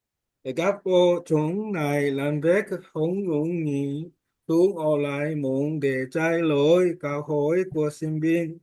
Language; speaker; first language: Vietnamese; non-native, learner; Korean